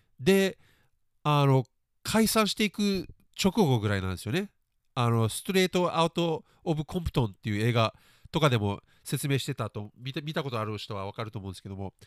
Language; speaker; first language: Japanese; early bilingual, other home language; English